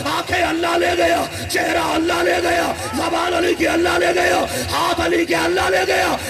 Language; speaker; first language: Urdu; native; Urdu